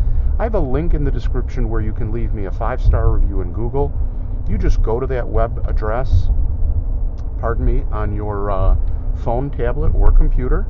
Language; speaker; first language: English; native; English